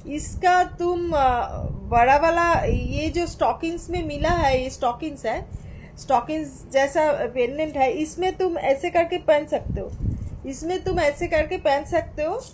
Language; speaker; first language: Hindi; non-native, local second language; Bangla